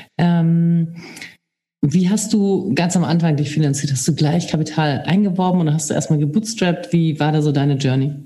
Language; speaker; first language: German; native; German